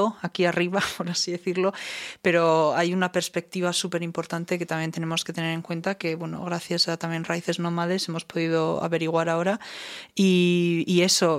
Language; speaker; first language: Spanish; non-native, fluent; German